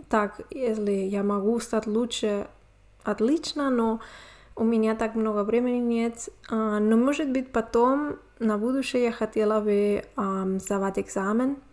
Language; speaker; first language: Russian; non-native, learner; Spanish